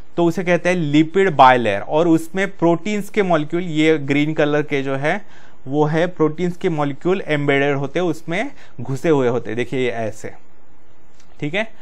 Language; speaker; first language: Hindi; non-native, local second language; Marathi